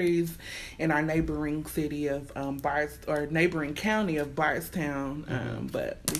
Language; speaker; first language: English; native; English